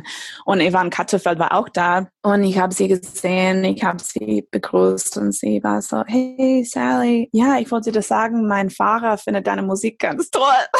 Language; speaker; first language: German; non-native, fluent; English